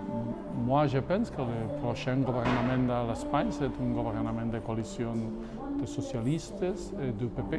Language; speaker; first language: French; non-native, fluent; Catalan